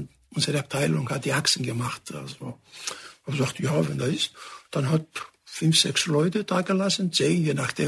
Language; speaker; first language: German; non-native, fluent; Greek